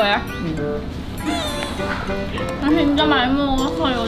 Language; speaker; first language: Korean; non-native, fluent; Chinese